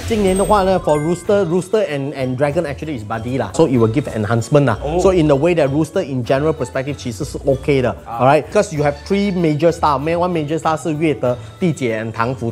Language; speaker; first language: English; non-native, local second language; Chinese